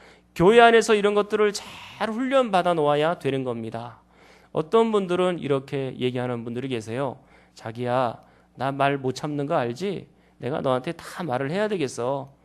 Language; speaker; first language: Korean; native; Korean